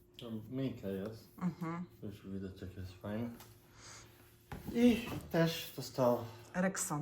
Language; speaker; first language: Polish; non-native, learner; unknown